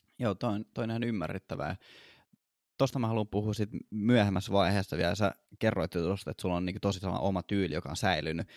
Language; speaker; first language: Finnish; native; Finnish